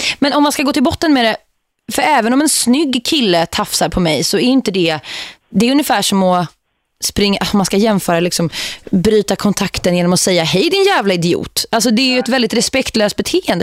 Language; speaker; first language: Swedish; native; Swedish